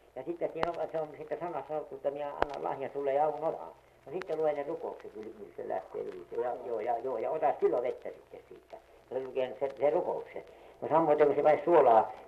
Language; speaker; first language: Finnish; native; Finnish